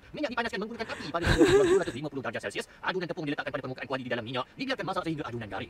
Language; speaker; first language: Malay; native; Malay